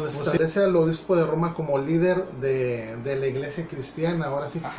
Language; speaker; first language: Spanish; native; Spanish